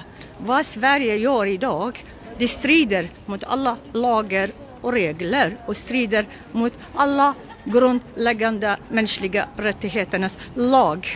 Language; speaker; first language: Swedish; non-native, local second language; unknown